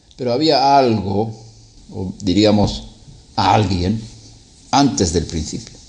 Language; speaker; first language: Spanish; non-native, fluent; Swedish